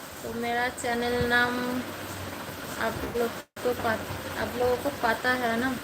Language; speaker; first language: Hindi; non-native, local second language; Bangla